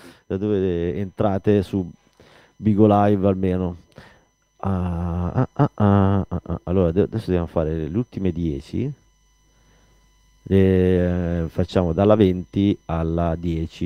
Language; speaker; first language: Italian; native; Italian